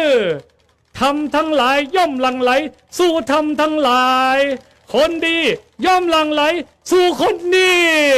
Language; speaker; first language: Thai; native; Thai